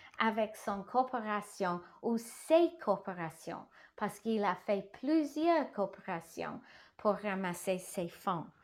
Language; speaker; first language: French; non-native, learner; English